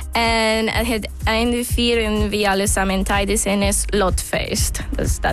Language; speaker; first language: Dutch; non-native, fluent; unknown